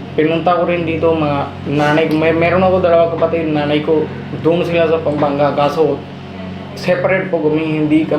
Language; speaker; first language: Filipino; non-native, learner; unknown